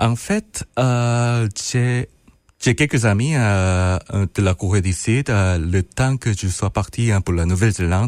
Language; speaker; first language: French; non-native, fluent; Korean